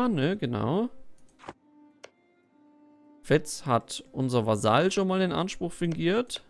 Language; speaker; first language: German; native; German